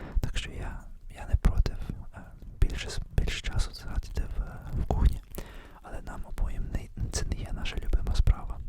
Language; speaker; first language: Ukrainian; early bilingual, heritage; Ukrainian